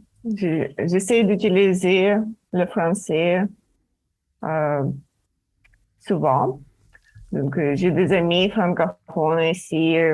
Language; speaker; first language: French; non-native, learner; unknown